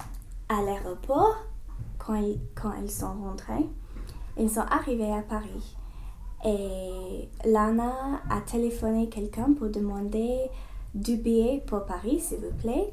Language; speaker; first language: French; non-native, learner; English